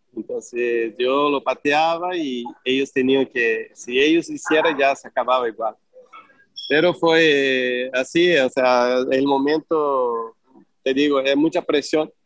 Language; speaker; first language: Spanish; non-native, fluent; Portuguese